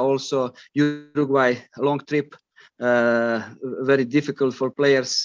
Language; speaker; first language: English; non-native, fluent; Croatian